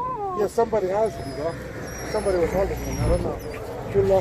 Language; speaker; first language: English; native; English